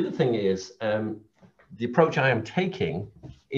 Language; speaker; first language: English; native; English